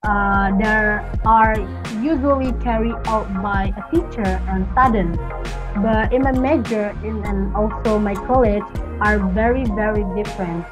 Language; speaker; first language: English; non-native, learner; Indonesian